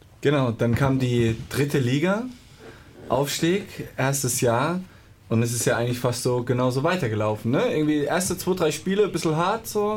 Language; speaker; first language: German; native; German